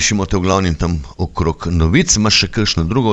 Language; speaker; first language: Slovenian; native; Slovenian